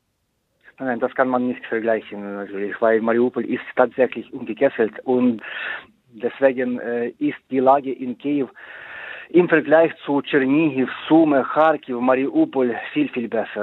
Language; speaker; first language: German; non-native, fluent; Ukrainian